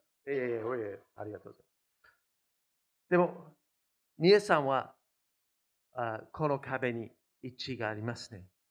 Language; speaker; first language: Japanese; non-native, fluent; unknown